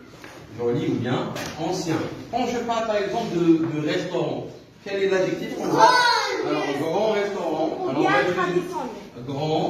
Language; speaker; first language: French; non-native, local second language; Arabic